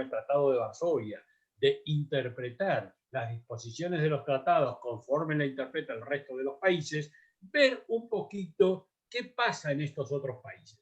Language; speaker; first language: Spanish; native; Spanish